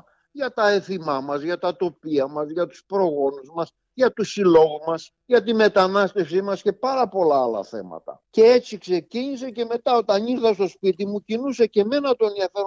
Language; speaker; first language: Greek; native; Greek